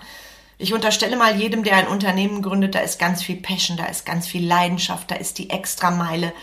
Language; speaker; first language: German; native; German